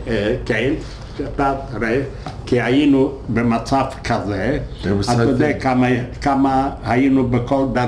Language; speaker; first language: Hebrew; non-native, fluent; Yiddish